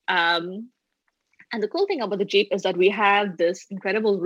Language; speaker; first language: English; non-native, fluent; Tamil